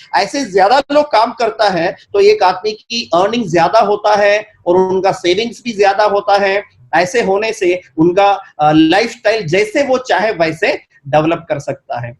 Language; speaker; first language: Hindi; non-native, local second language; Malayalam